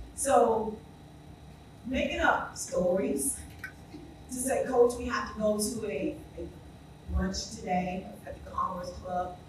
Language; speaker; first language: English; native; English